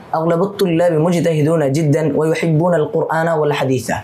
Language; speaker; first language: Arabic; non-native, learner; Bangla